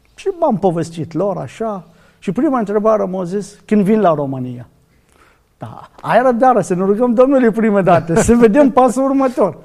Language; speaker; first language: Romanian; non-native, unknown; Arabic